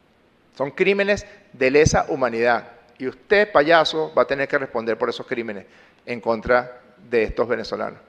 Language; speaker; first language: Spanish; native; Spanish